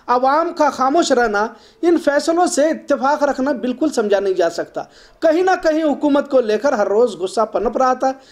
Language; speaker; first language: Hindi; non-native, local second language; Urdu